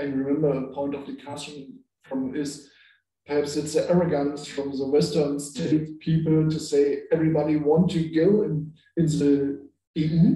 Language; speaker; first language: English; non-native, learner; German